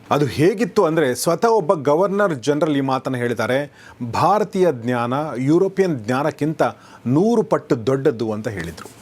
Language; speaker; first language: Kannada; native; Kannada